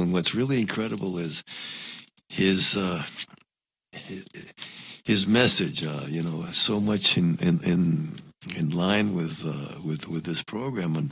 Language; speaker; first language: English; non-native, local second language; Spanish